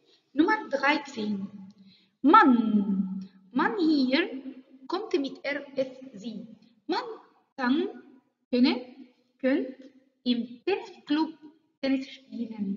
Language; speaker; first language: German; non-native, learner; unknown